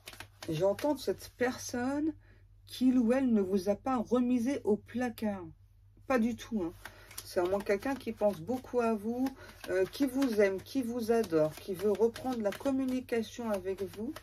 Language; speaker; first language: French; native; French